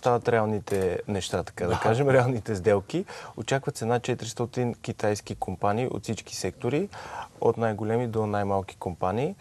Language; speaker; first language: Bulgarian; native; Bulgarian